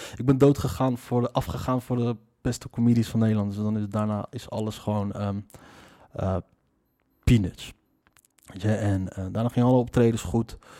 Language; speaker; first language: Dutch; early bilingual, other home language; Riffian